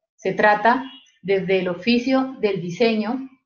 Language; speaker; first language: Spanish; native; Spanish